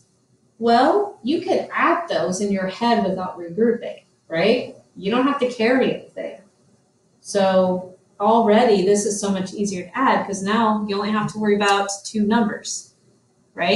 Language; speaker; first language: English; native; English